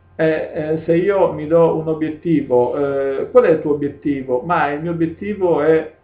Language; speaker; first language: Italian; native; Italian